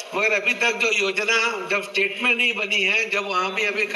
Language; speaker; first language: Hindi; non-native, local second language; Marathi